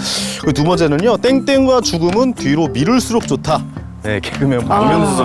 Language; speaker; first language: Korean; native; Korean